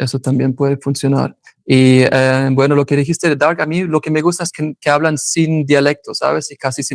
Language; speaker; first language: Spanish; non-native, fluent; German